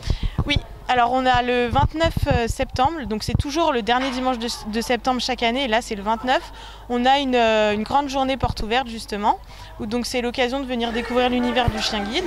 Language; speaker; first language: French; native; French